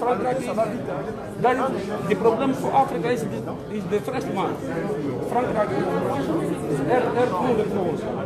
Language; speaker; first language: Dutch; non-native, learner; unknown